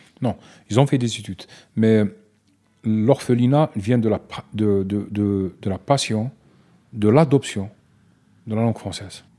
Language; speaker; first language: French; non-native, local second language; Arabic